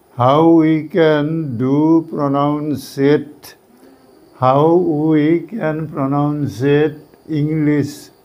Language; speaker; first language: English; non-native, local second language; Assamese